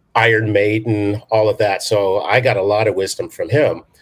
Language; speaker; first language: English; native; English